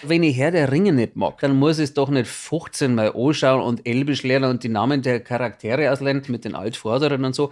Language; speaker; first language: German; native; German